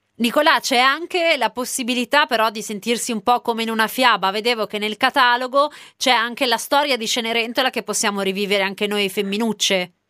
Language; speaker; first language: Italian; native; Italian